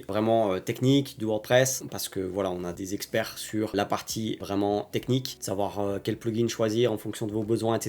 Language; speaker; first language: French; native; French